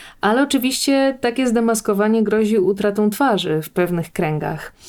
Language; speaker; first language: Polish; native; Polish